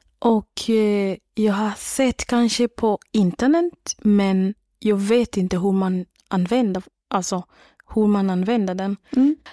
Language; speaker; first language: Swedish; non-native, learner; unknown